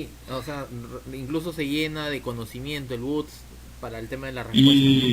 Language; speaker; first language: Spanish; native; Spanish